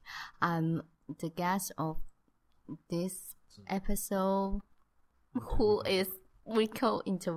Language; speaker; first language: English; non-native, learner; Chinese